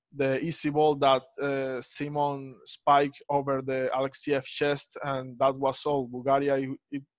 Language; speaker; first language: English; non-native, fluent; Spanish